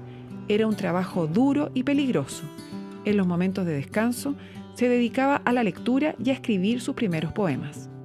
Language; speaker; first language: Spanish; native; Spanish